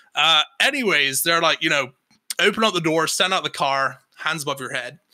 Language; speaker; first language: English; native; English